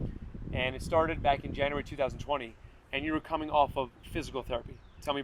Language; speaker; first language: English; native; English